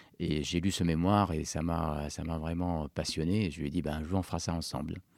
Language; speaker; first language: French; non-native, local second language; Arabic